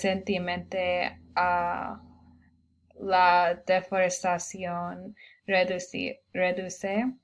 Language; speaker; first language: Spanish; non-native, learner; English